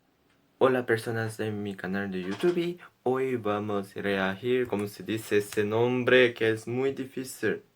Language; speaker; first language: Spanish; non-native, learner; Portuguese